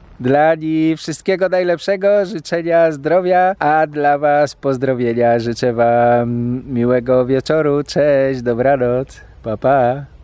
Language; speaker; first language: Polish; native; Polish